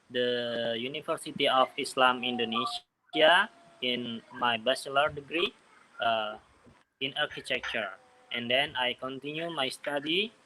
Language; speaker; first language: English; non-native, learner; Indonesian